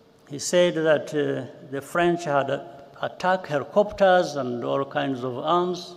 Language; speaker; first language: English; non-native, local second language; Kinyarwanda